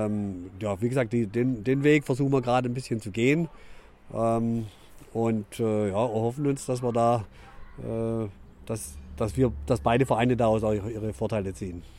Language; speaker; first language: German; native; German